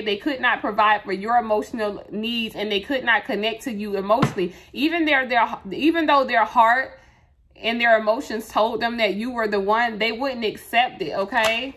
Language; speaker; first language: English; native; English